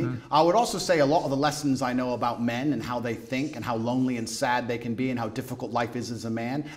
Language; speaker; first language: English; native; English